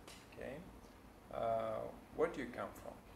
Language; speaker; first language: English; non-native, fluent; Vietnamese